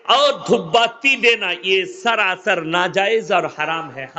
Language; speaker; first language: Hindi; non-native, local second language; Bangla